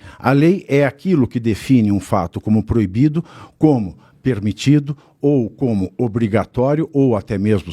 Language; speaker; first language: Portuguese; native; Portuguese